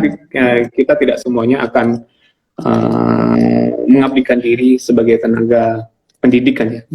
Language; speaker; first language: Indonesian; non-native, local second language; Javanese